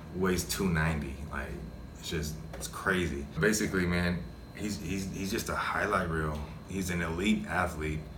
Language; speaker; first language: English; native; English